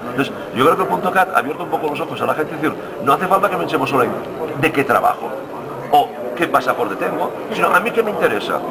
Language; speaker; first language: Spanish; non-native, local second language; Catalan